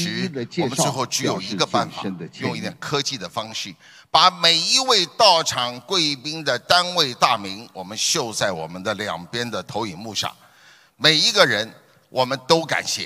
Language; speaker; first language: Chinese; native; Chinese